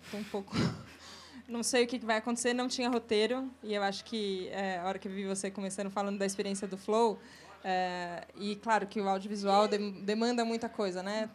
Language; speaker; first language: Portuguese; native; Portuguese